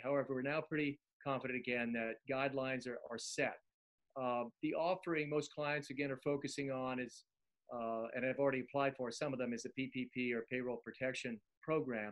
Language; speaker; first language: English; native; English